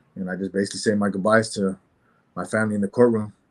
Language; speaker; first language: English; native; English